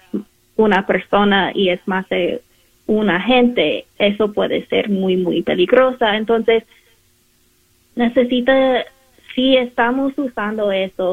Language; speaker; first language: Spanish; non-native, learner; English